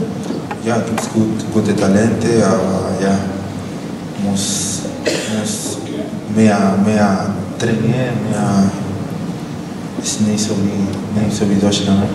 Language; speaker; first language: German; non-native, learner; Spanish